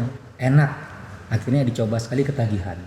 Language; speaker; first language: Indonesian; non-native, local second language; Banjar